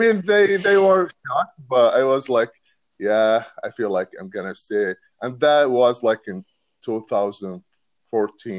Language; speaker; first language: English; non-native, learner; Arabic